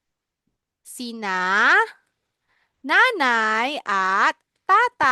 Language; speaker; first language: Filipino; native; Filipino